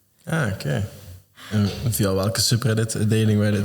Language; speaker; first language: Dutch; native; Dutch